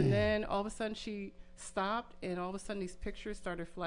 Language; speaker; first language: English; native; English